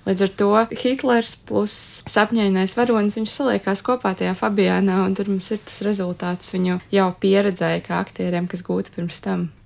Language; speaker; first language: Latvian; native; Latvian